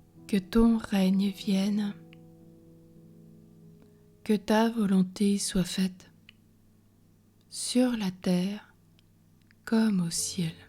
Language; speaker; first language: French; native; French